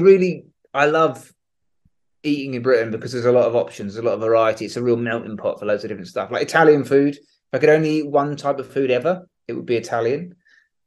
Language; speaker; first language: English; native; English